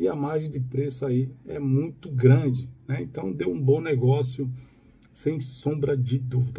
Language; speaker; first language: Portuguese; native; Portuguese